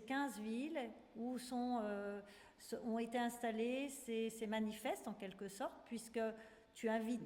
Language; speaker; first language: French; native; French